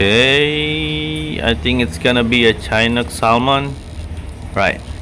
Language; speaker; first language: English; non-native, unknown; Indonesian